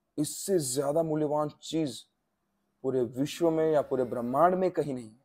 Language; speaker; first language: Hindi; non-native, local second language; Gujarati